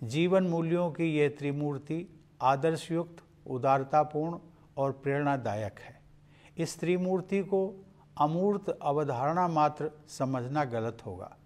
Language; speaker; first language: Hindi; native; Hindi